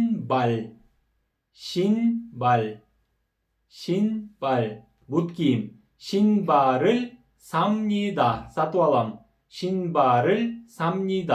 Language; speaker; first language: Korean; non-native, fluent; Kyrgyz